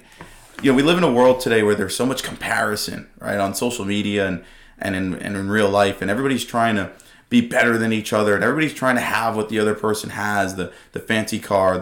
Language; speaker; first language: English; native; English